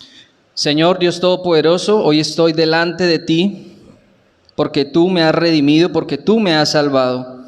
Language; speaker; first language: Spanish; native; Spanish